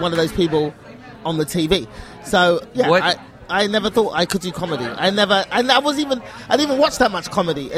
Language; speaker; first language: English; native; English